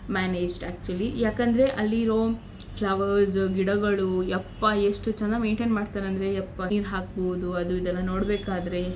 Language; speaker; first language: Kannada; non-native, local second language; Konkani